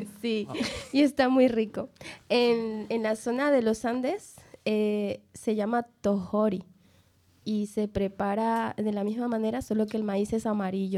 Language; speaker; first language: Spanish; native; Spanish